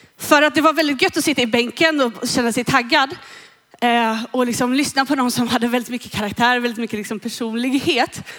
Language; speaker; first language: Swedish; native; Swedish